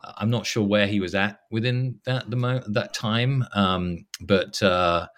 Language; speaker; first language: English; native; English